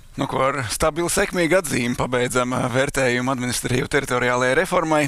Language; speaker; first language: Latvian; native; Latvian